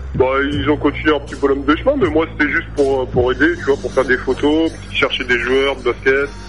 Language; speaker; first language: French; native; French